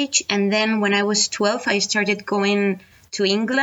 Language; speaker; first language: English; non-native, fluent; Spanish